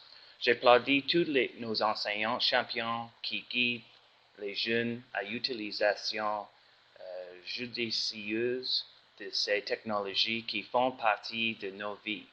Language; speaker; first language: French; non-native, learner; English